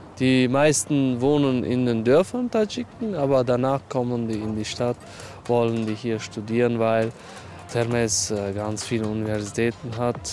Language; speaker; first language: German; non-native, fluent; Uzbek